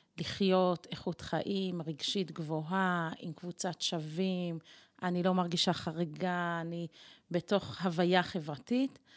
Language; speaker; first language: Hebrew; native; Hebrew